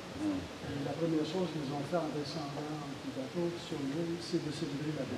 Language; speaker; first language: French; native; French